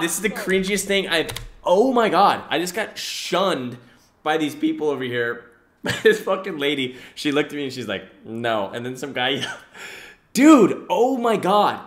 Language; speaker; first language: English; native; English